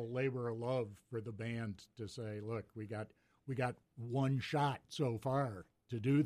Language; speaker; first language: English; native; English